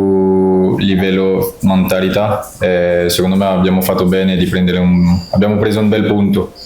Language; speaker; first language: Italian; non-native, fluent; French